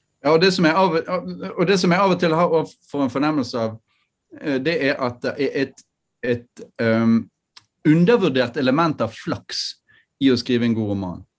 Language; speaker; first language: Norwegian; native; Norwegian